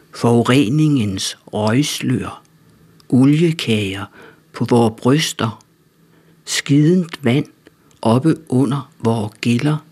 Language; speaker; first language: Danish; native; Danish